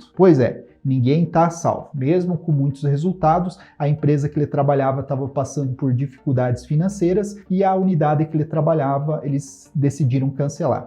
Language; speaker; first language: Portuguese; native; Portuguese